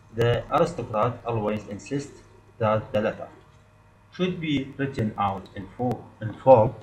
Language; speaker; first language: English; non-native, fluent; Arabic